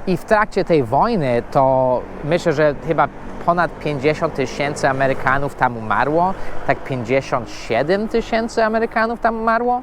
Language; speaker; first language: Polish; non-native, fluent; English